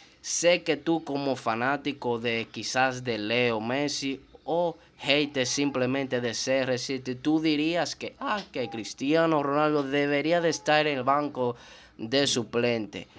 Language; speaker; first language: Spanish; native; Spanish